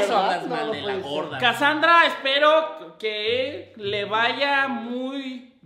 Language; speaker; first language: Spanish; native; Spanish